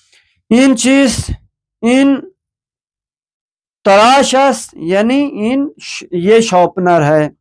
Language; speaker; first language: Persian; non-native, learner; Urdu